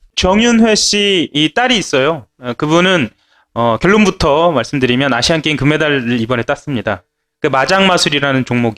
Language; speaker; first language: Korean; native; Korean